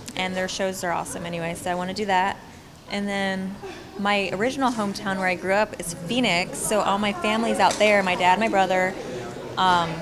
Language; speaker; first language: English; native; English